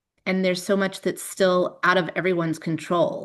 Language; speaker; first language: English; native; English